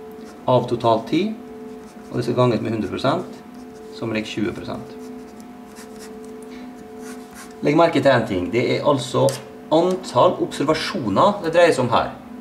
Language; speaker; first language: Norwegian; native; Norwegian